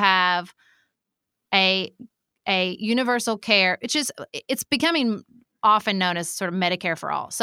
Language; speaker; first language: English; native; English